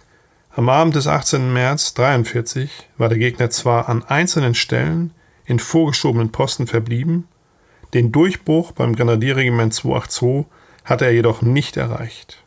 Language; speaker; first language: German; native; German